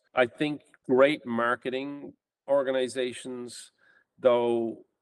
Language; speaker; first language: English; native; English